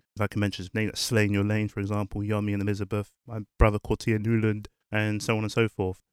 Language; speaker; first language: English; early bilingual, other home language; Yoruba